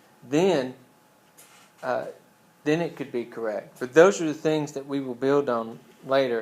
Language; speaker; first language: English; native; English